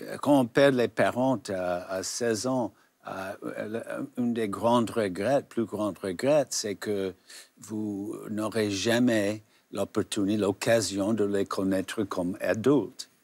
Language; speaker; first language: French; non-native, fluent; English